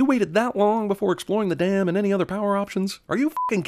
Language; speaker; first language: English; native; English